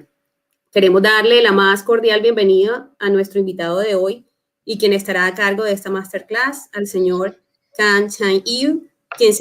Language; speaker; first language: Spanish; native; Spanish